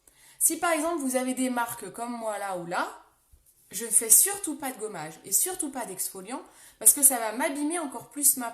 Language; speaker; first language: French; native; French